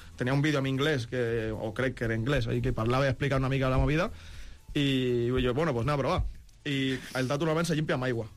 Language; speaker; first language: Catalan; native; Catalan